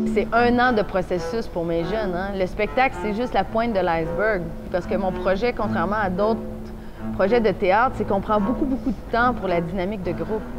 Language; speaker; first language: French; native; French